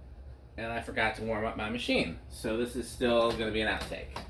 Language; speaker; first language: English; native; English